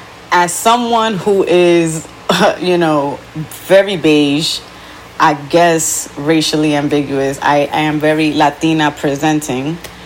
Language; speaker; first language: English; early bilingual, other home language; Spanish